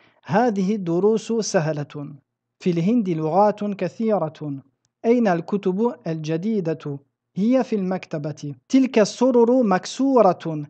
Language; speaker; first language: Arabic; non-native, fluent; French